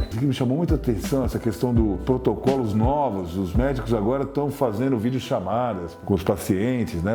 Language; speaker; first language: Portuguese; native; Portuguese